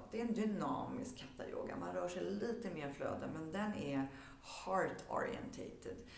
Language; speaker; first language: Swedish; early bilingual, heritage; Swedish